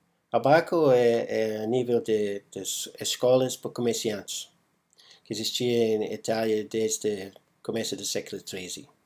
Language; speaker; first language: Portuguese; non-native, fluent; English